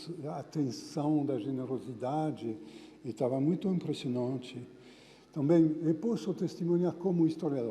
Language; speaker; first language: Portuguese; non-native, fluent; French